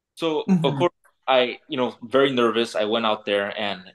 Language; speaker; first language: English; native; English